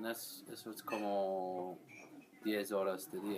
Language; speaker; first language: Spanish; non-native, learner; English